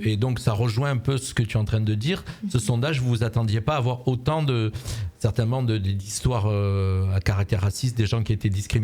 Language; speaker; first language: French; native; French